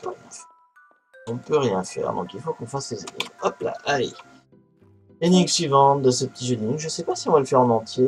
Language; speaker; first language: French; native; French